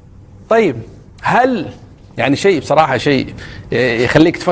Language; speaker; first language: Arabic; native; Arabic